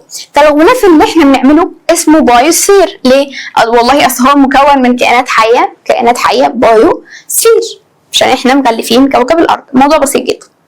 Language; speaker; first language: Arabic; native; Arabic